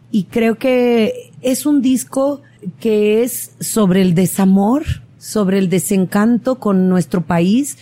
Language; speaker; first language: Spanish; native; Spanish